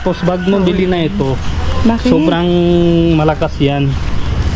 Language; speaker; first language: Filipino; non-native, learner; Hindi